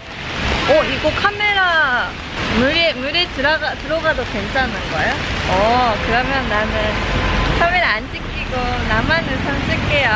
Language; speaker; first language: Korean; non-native, fluent; Japanese